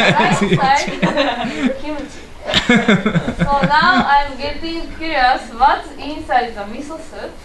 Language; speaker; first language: English; non-native, learner; Japanese